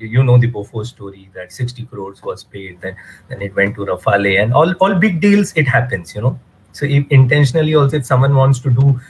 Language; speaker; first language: English; non-native, local second language; Hindi